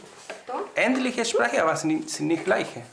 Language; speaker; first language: German; non-native, learner; Spanish